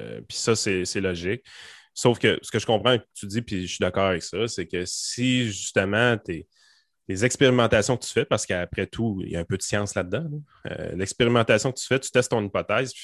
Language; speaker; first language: French; native; French